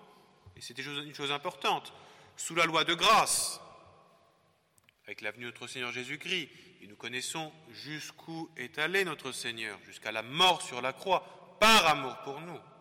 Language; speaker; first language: French; native; French